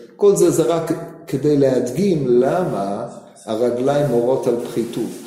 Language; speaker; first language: Hebrew; non-native, fluent; English